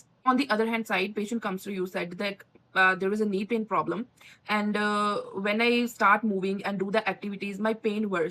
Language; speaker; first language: English; non-native, local second language; Punjabi